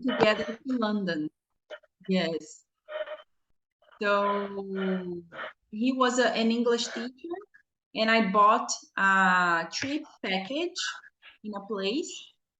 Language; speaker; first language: English; non-native, fluent; Portuguese